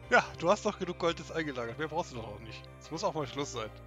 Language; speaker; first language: German; native; German